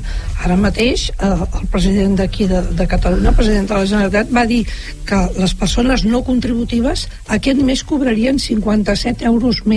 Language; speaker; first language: Catalan; native; Catalan